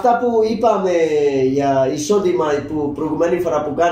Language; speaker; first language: Greek; non-native, learner; Urdu